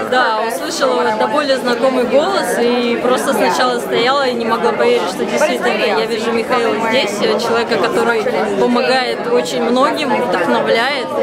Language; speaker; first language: Russian; native; Russian